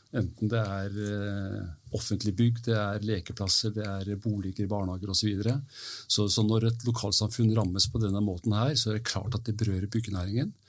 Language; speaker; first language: Norwegian; early bilingual, heritage; Norwegian